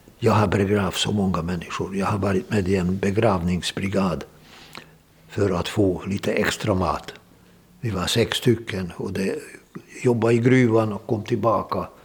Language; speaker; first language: Swedish; non-native, fluent; Hungarian